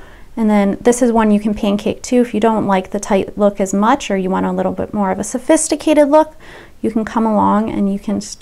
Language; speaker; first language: English; native; English